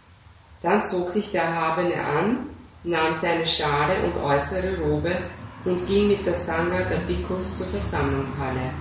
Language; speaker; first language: German; native; German